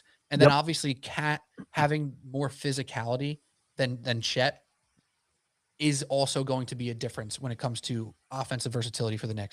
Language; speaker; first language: English; native; English